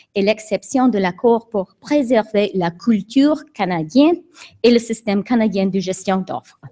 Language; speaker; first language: French; non-native, fluent; English